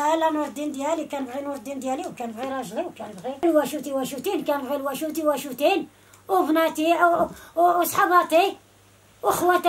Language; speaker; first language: Arabic; non-native, local second language; Central Atlas Tamazight